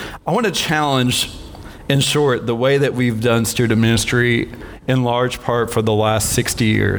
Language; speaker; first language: English; native; English